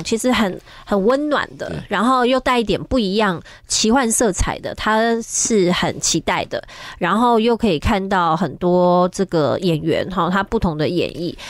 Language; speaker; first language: Chinese; native; Chinese